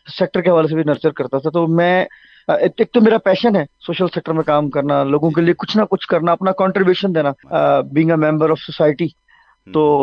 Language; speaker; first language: Urdu; non-native, local second language; Saraiki